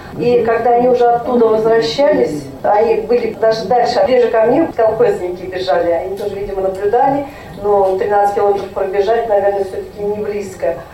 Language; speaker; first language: Russian; non-native, local second language; Tatar